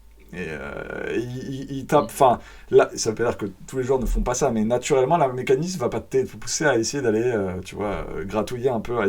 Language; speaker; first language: French; native; French